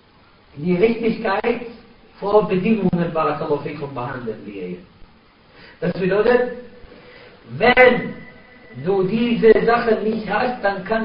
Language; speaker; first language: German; non-native, fluent; Arabic